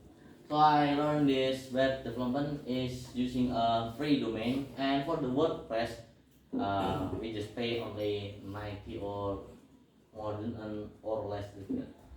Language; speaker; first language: English; non-native, learner; Indonesian